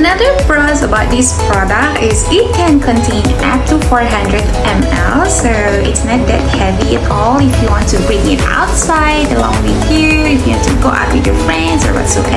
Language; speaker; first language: English; non-native, local second language; Filipino